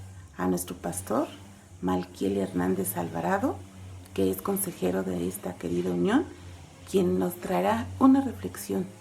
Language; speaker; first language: Spanish; native; Spanish